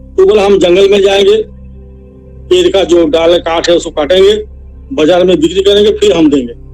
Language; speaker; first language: Hindi; non-native, local second language; Assamese